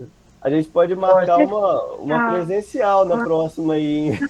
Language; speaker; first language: Portuguese; native; Portuguese